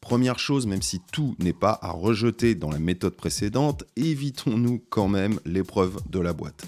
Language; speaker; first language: French; native; French